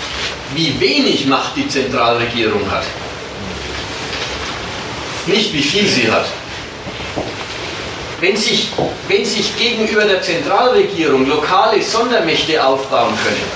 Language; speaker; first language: German; native; German